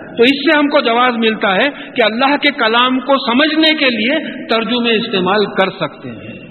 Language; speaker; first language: Urdu; native; Urdu